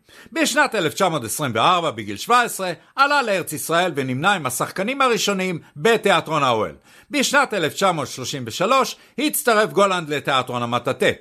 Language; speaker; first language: Hebrew; native; Hebrew